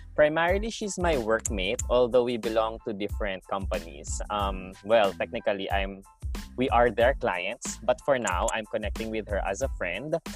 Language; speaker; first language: English; non-native, local second language; Filipino